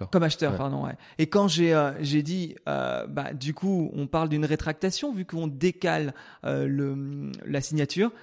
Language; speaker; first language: French; native; French